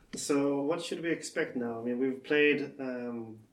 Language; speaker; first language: English; non-native, fluent; Swedish